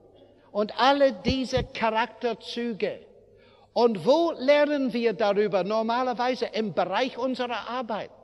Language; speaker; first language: German; non-native, fluent; English